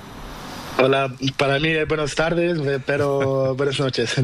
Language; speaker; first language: Spanish; non-native, learner; Portuguese